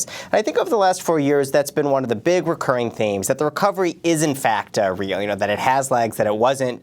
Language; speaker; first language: English; native; English